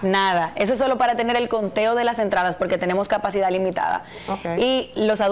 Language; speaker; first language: Spanish; native; Spanish